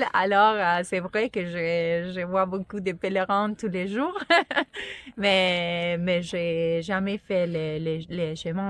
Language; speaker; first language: French; non-native, fluent; Spanish